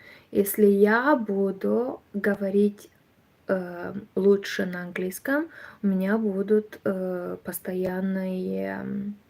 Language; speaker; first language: Russian; non-native, learner; Romanian